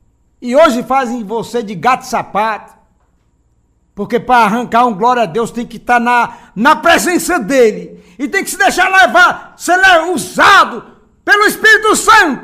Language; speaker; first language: Portuguese; native; Portuguese